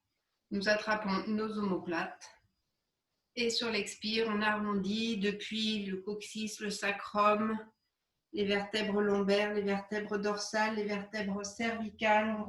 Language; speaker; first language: French; native; French